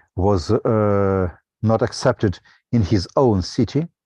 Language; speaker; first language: English; non-native, fluent; Russian